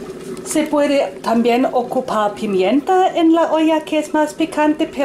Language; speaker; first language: Spanish; non-native, fluent; German